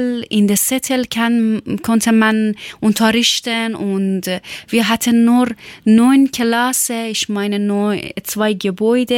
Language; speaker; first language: German; non-native, fluent; Persian